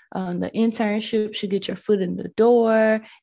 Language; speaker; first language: English; native; English